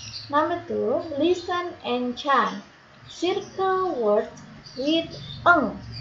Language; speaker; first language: English; non-native, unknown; Indonesian